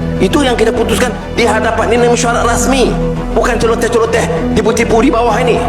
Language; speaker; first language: Malay; native; Malay